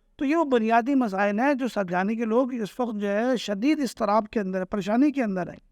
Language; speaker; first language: Urdu; native; Urdu